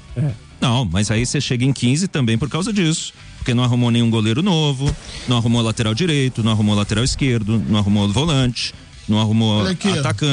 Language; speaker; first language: Portuguese; native; Portuguese